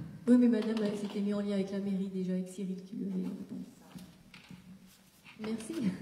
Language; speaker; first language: French; native; French